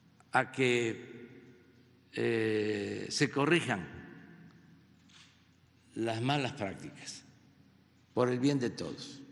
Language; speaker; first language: Spanish; native; Spanish